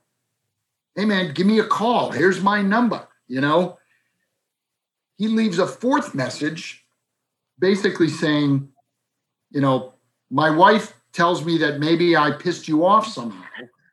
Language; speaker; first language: English; native; English